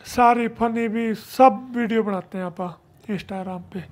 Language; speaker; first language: Hindi; native; Hindi